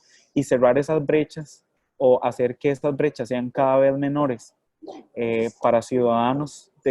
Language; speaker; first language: Spanish; native; Spanish